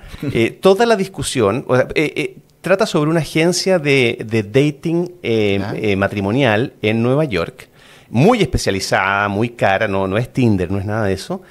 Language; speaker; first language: Spanish; native; Spanish